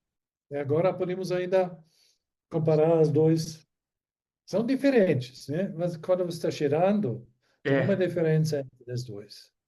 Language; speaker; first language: Portuguese; non-native, fluent; German